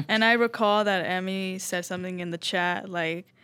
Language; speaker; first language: English; early bilingual, other home language; Spanish